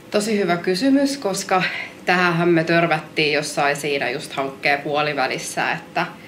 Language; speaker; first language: Finnish; native; Finnish